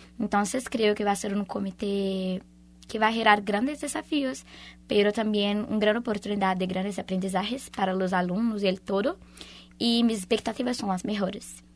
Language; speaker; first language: Spanish; non-native, fluent; Portuguese